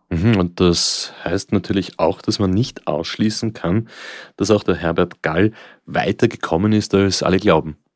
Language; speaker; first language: German; native; German